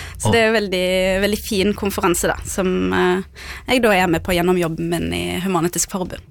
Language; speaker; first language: Norwegian; early bilingual, other home language; Arabic